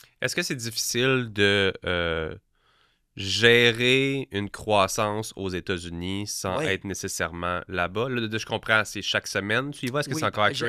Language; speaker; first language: French; native; French